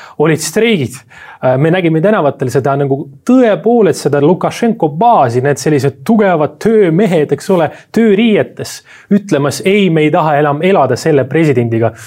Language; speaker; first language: Estonian; non-native, local second language; Russian